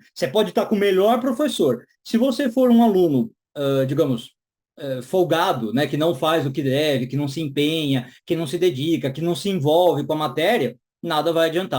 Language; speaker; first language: Portuguese; native; Portuguese